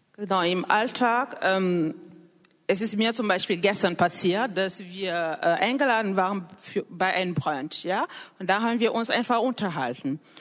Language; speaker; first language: German; non-native, fluent; French